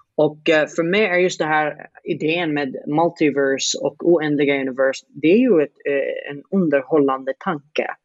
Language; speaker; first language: Swedish; non-native, fluent; Arabic